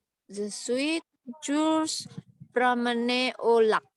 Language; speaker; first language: French; non-native, learner; Indonesian